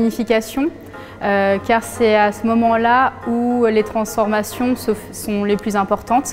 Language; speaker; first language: French; native; French